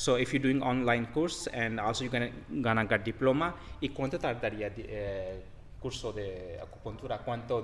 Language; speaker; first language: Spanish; non-native, learner; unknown